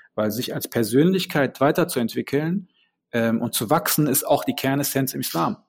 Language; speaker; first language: German; early bilingual, other home language; Bosnian